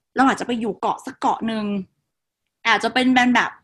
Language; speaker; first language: Thai; non-native, local second language; Northeastern Thai